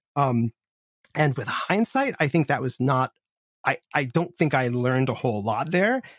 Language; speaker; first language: English; native; English